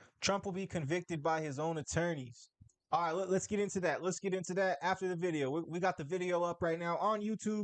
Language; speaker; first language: English; native; English